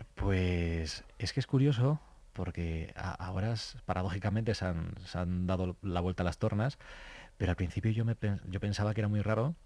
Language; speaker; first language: Spanish; native; Spanish